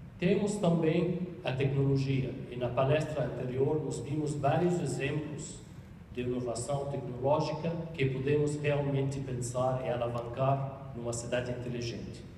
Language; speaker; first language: Portuguese; non-native, fluent; Arabic